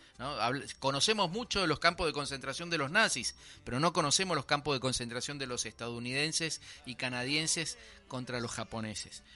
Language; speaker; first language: Spanish; native; Spanish